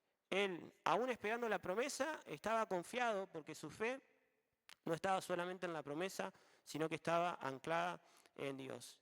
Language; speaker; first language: Spanish; native; Spanish